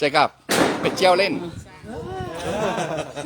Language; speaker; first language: Thai; non-native, learner; French